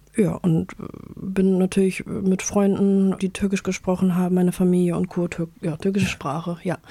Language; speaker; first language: German; early bilingual, other home language; Turkish